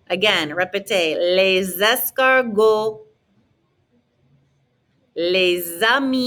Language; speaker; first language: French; non-native, fluent; English